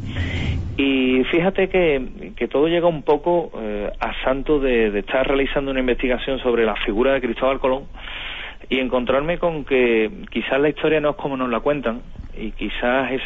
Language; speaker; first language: Spanish; native; Spanish